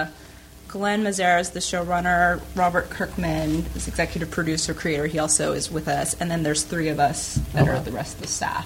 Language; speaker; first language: English; native; English